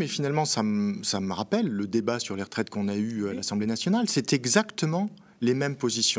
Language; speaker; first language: French; native; French